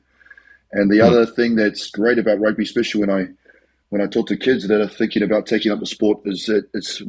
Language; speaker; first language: English; native; English